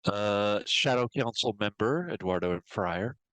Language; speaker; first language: English; native; English